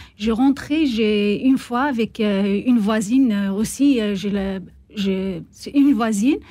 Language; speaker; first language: French; non-native, learner; Kabyle